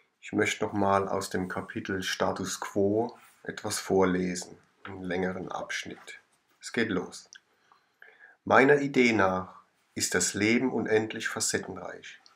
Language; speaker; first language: German; native; German